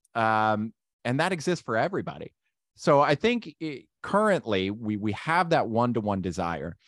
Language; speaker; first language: English; native; English